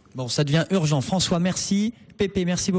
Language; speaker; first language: French; native; French